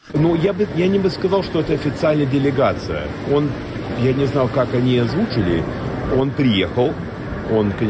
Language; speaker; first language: Russian; non-native, learner; English